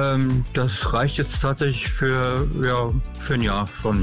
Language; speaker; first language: German; native; German